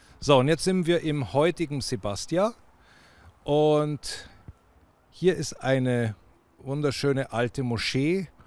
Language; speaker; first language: German; native; German